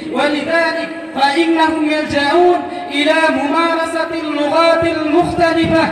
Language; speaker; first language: Arabic; non-native, learner; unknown